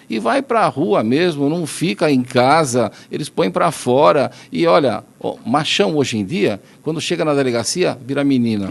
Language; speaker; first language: Portuguese; native; Portuguese